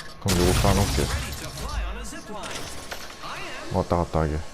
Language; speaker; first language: Korean; native; Korean